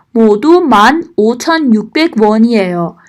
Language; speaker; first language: Korean; non-native, fluent; Persian